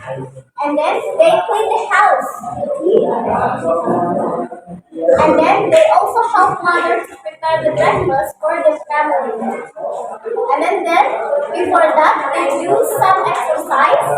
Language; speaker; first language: English; non-native, fluent; Indonesian